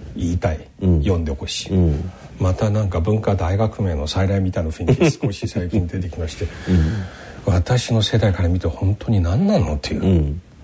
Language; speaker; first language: Japanese; non-native, fluent; Chinese